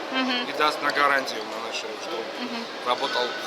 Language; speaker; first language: Russian; non-native, fluent; Georgian